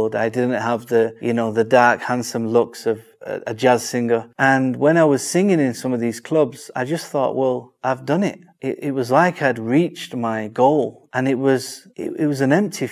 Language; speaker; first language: English; native; English